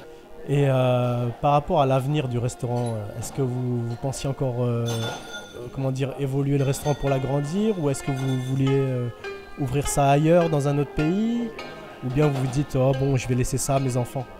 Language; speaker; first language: French; native; French